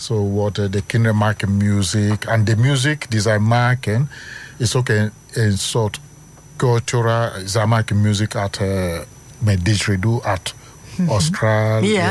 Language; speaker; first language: Dutch; non-native, learner; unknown